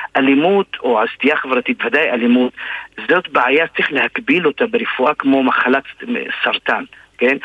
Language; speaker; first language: Hebrew; non-native, local second language; Arabic